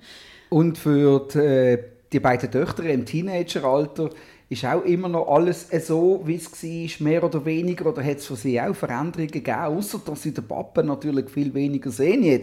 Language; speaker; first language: German; native; German